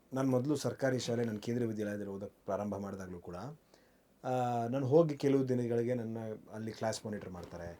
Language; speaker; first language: Kannada; native; Kannada